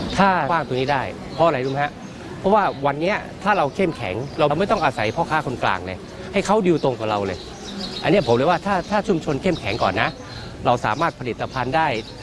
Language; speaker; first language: Thai; native; Thai